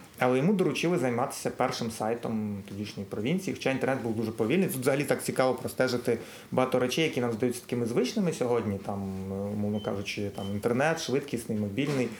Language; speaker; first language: Ukrainian; native; Ukrainian